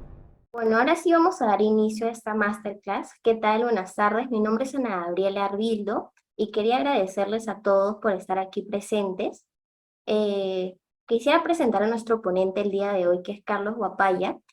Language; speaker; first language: Spanish; native; Spanish